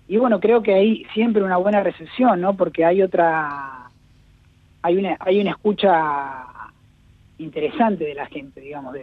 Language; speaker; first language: Spanish; native; Spanish